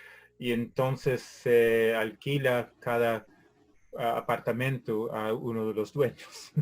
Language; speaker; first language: Spanish; non-native, fluent; English